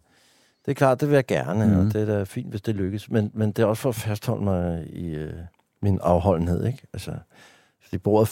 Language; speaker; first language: Danish; native; Danish